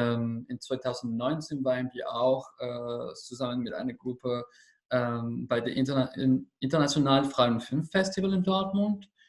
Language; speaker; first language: German; non-native, learner; Spanish